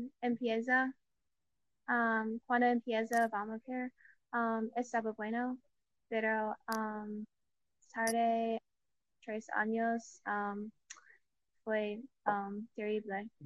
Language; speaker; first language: Spanish; non-native, learner; English